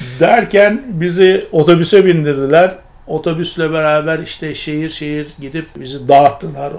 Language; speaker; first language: Turkish; native; Turkish